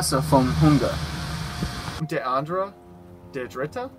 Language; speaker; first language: German; non-native, learner; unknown